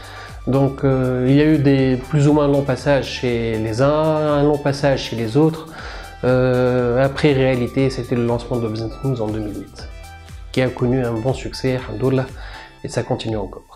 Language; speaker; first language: French; non-native, local second language; Arabic